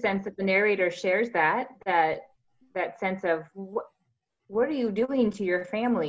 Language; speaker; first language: English; native; English